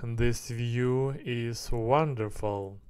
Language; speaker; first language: English; non-native, learner; Russian